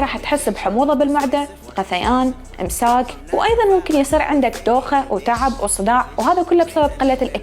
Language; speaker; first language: Arabic; native; Arabic